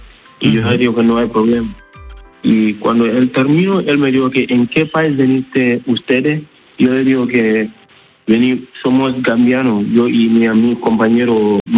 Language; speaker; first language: Spanish; non-native, learner; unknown